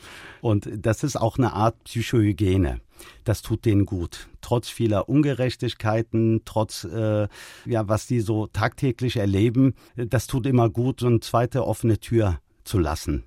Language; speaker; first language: German; early bilingual, other home language; Turkish